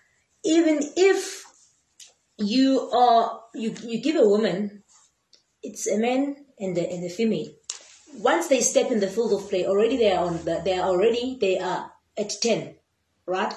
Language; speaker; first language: English; non-native, local second language; Xhosa